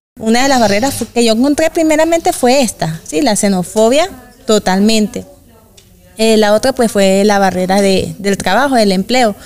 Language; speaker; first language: Spanish; native; Spanish